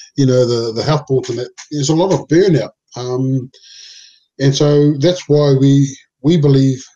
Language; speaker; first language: English; non-native, local second language; Samoan